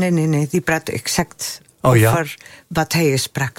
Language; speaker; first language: Dutch; non-native, fluent; Spanish